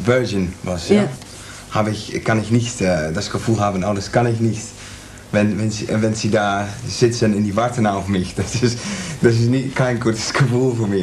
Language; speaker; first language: German; non-native, learner; Dutch